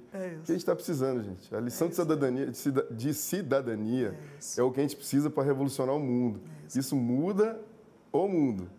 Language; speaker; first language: Portuguese; native; Portuguese